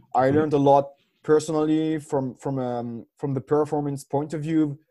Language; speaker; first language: English; non-native, fluent; French